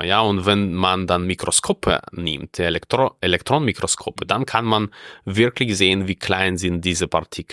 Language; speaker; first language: German; non-native, fluent; Russian